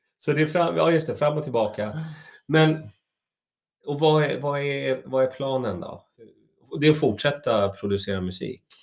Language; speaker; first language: Swedish; native; Swedish